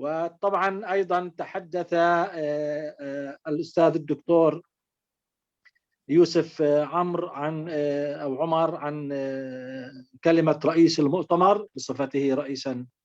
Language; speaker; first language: Arabic; native; Arabic